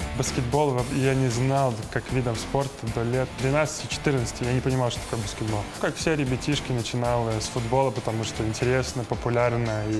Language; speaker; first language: Russian; native; Russian